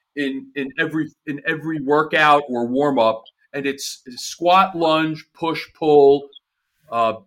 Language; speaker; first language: English; native; English